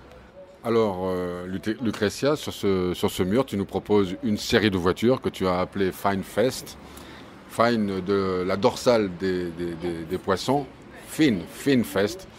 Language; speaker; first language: French; native; French